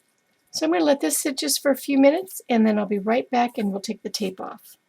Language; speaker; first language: English; native; English